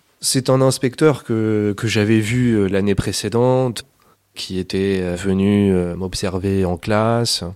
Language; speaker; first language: French; native; French